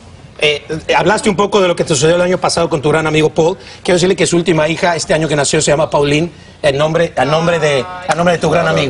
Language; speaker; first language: Spanish; native; Spanish